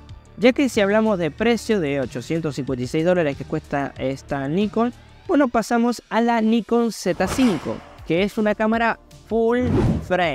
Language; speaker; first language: Spanish; native; Spanish